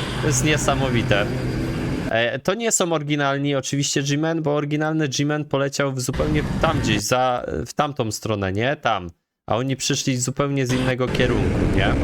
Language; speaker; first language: Polish; native; Polish